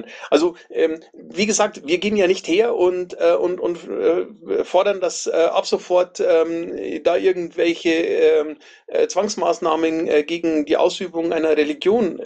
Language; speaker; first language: German; native; German